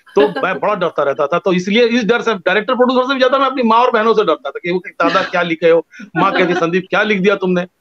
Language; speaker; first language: Hindi; non-native, local second language; Bangla